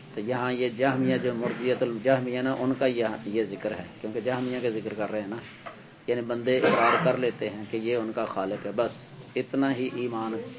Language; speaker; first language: Urdu; non-native, local second language; Punjabi